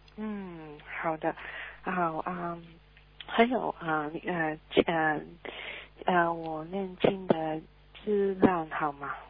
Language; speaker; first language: Chinese; early bilingual, heritage; Chinese